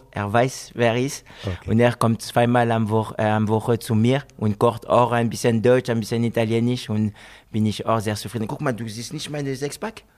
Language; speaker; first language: German; non-native, fluent; French